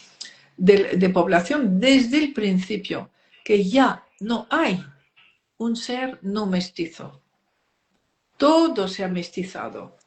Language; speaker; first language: Spanish; non-native, fluent; French